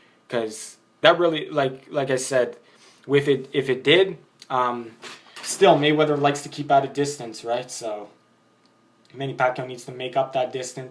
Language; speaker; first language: English; native; English